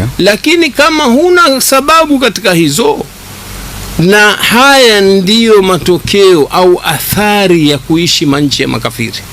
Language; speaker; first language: Swahili; native; Swahili